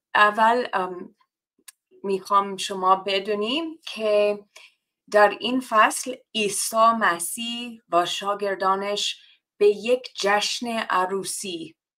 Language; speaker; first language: Persian; non-native, fluent; English